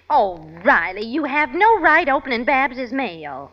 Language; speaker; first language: English; native; English